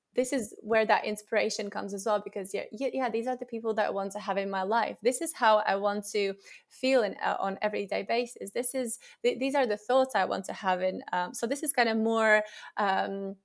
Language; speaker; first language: English; non-native, fluent; Latvian